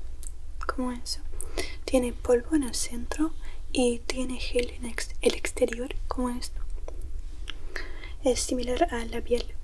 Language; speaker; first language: Spanish; non-native, learner; English